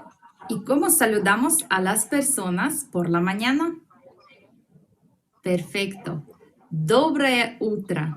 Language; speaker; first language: Spanish; non-native, fluent; Russian